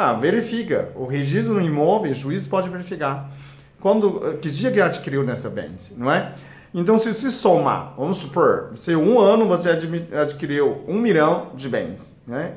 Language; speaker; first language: Portuguese; non-native, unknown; Chinese